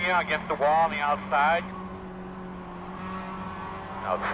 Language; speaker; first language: English; native; English